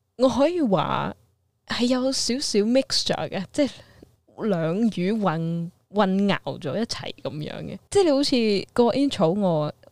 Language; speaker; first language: Cantonese; early bilingual, heritage; Cantonese